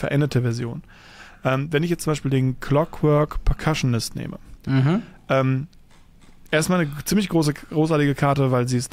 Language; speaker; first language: German; native; German